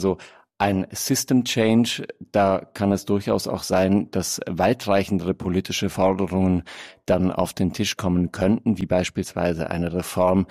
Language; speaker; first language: German; native; German